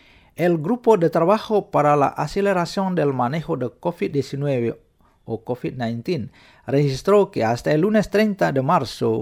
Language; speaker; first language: Spanish; non-native, fluent; Indonesian